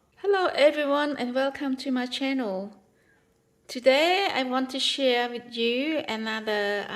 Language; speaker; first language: English; non-native, learner; Khmer